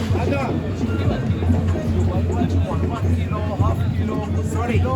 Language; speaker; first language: English; non-native, learner; Arabic